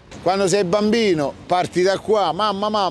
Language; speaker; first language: Italian; native; Italian